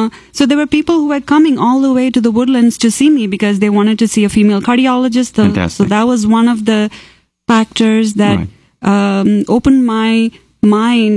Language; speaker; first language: English; non-native, local second language; Malayalam